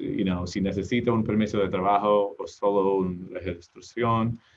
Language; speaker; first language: Spanish; non-native, learner; English